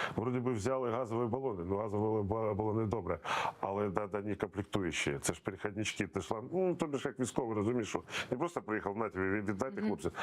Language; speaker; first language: Ukrainian; non-native, local second language; Russian